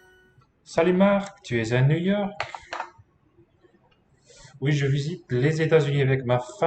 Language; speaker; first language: French; non-native, fluent; English